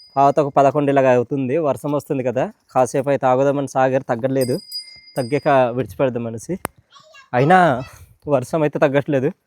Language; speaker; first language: Telugu; non-native, local second language; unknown